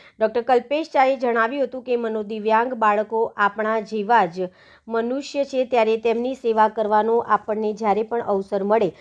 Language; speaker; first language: Gujarati; native; Gujarati